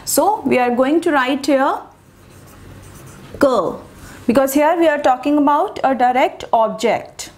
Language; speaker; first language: English; non-native, local second language; Hindi